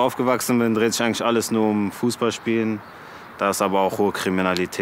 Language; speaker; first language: German; early bilingual, other home language; French